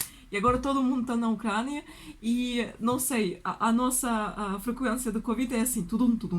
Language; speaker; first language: Portuguese; non-native, fluent; Russian